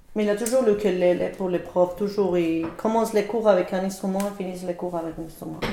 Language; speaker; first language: French; non-native, fluent; Spanish